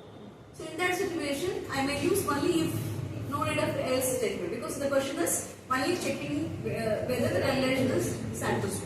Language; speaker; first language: English; non-native, local second language; Tamil